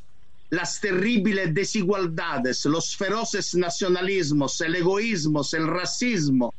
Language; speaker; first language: Spanish; non-native, fluent; Italian